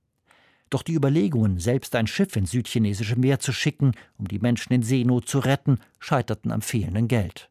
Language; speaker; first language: German; native; German